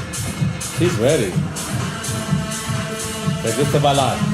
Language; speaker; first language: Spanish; non-native, learner; English